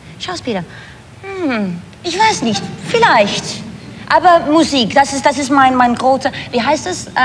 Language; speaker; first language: German; non-native, learner; Dutch